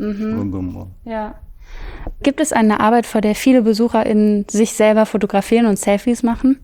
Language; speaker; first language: German; native; German